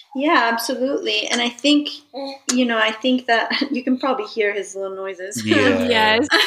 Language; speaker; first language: English; early bilingual, other home language; Italian